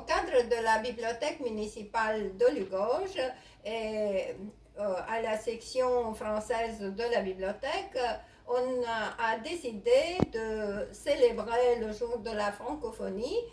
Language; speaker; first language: French; non-native, fluent; Romanian